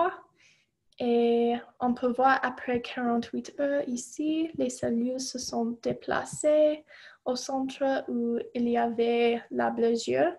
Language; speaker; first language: French; non-native, fluent; English